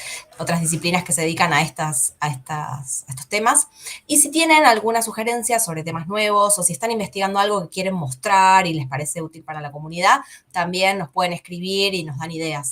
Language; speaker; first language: Spanish; native; Spanish